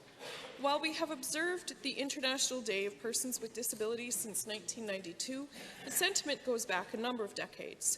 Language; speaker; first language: English; native; English